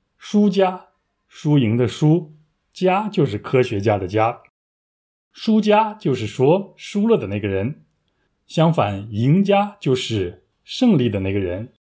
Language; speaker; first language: Chinese; native; Chinese